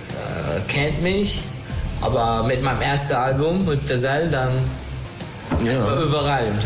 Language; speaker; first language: German; non-native, learner; Turkish